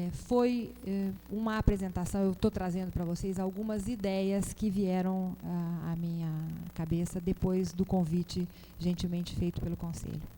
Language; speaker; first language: Portuguese; native; Portuguese